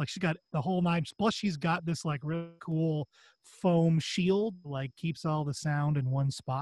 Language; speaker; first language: English; native; English